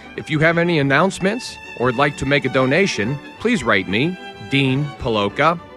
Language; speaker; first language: English; native; English